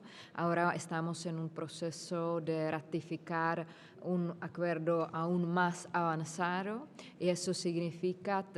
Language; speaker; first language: Spanish; non-native, fluent; Czech